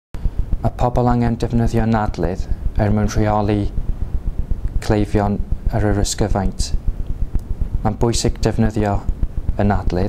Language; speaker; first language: Welsh; non-native, local second language; English